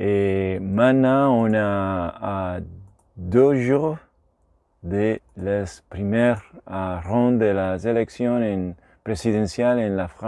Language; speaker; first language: French; non-native, learner; Spanish